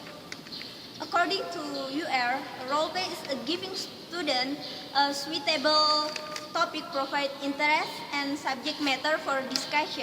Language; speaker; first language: English; non-native, learner; Indonesian